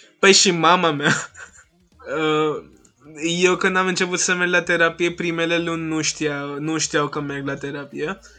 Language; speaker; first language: Romanian; non-native, fluent; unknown